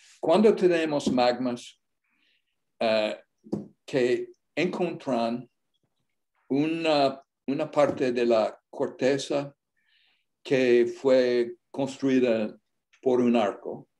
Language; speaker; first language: Spanish; non-native, learner; English